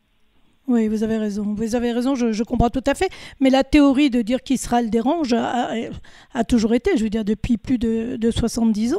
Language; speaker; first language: French; native; French